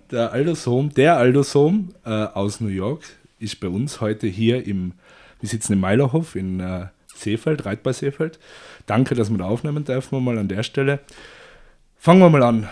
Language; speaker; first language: German; native; German